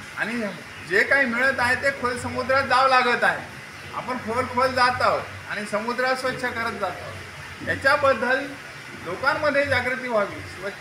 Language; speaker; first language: Marathi; native; Marathi